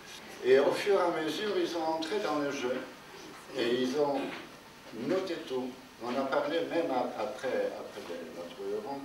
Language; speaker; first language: French; non-native, fluent; Polish